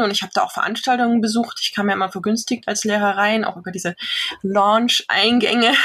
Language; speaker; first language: German; native; German